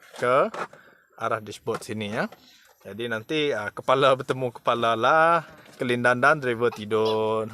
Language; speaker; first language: Malay; native; Malay